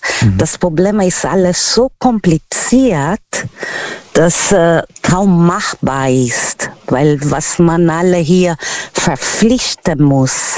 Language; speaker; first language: German; non-native, learner; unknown